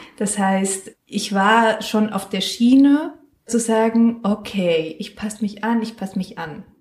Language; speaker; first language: German; non-native, fluent; Spanish